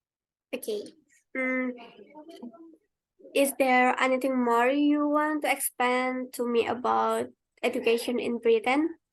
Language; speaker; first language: English; non-native, learner; Indonesian